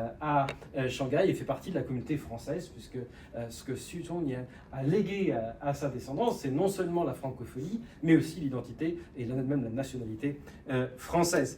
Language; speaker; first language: French; native; French